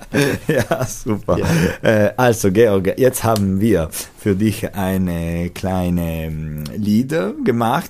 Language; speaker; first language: German; non-native, local second language; Italian